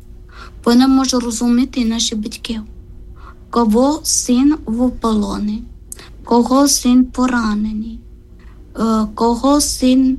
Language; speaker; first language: Ukrainian; non-native, learner; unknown